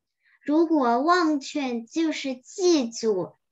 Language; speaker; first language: Chinese; early bilingual, heritage; Chinese